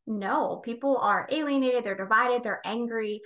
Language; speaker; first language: English; native; English